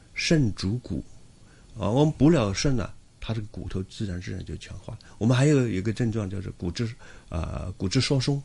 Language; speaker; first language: Chinese; non-native, local second language; Cantonese